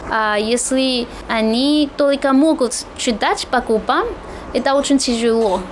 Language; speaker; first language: Russian; non-native, fluent; Chinese